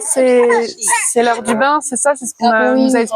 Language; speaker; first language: French; native; French